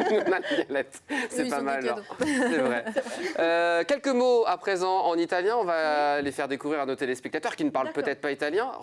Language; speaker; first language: French; native; French